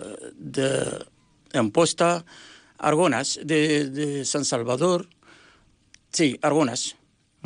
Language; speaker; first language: Catalan; non-native, learner; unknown